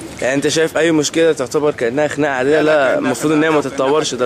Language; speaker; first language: Arabic; native; Arabic